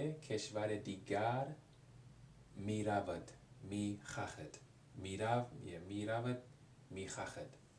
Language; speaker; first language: Persian; non-native, learner; English